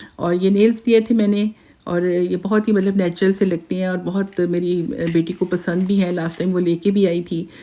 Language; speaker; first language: Urdu; native; Urdu